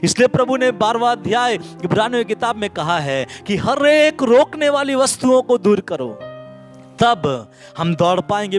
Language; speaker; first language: Hindi; non-native, local second language; Bangla